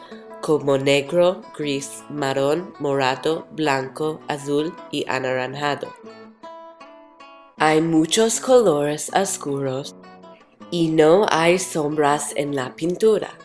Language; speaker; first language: Spanish; non-native, learner; English